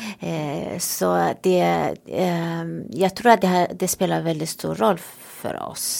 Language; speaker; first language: Swedish; non-native, fluent; Romanian